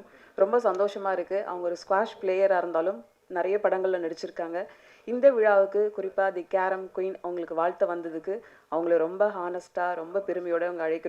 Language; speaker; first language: Tamil; native; Tamil